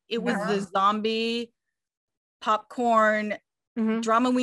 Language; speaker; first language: English; native; English